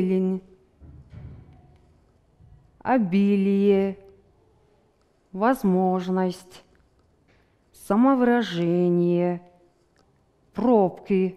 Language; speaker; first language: Russian; non-native, fluent; Mongolian